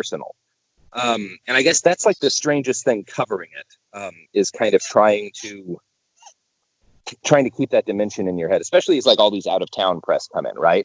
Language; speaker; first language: English; native; English